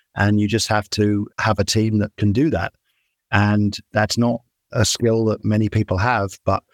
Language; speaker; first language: English; native; English